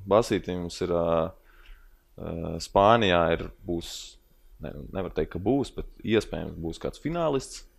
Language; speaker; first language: Latvian; native; Latvian